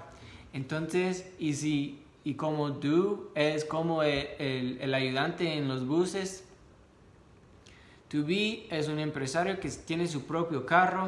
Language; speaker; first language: Spanish; non-native, fluent; English